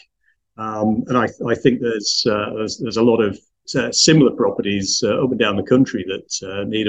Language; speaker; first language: English; native; English